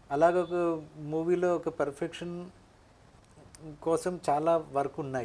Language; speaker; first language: Telugu; non-native, local second language; Malayalam